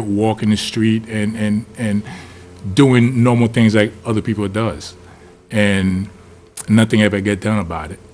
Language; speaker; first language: English; non-native, fluent; Haitian Creole